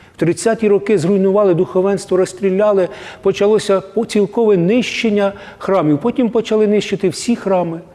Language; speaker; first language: Ukrainian; native; Ukrainian